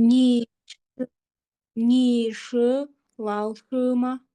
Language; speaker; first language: Chinese; non-native, learner; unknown